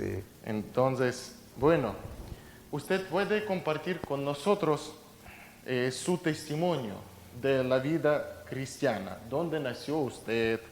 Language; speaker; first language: Spanish; non-native, fluent; Russian